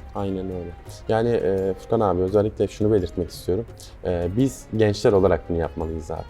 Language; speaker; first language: Turkish; native; Turkish